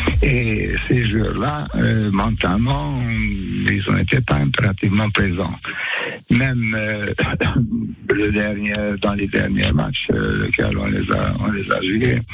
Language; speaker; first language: French; non-native, fluent; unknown